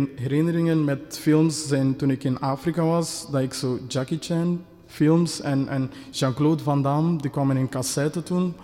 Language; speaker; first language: Dutch; non-native, fluent; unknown